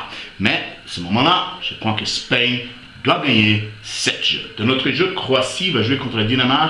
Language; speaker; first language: French; non-native, fluent; Portuguese